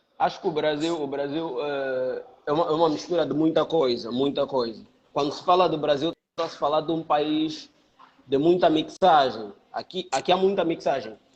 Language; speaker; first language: Portuguese; native; Portuguese